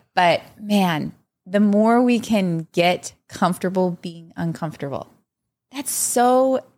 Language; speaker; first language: English; native; English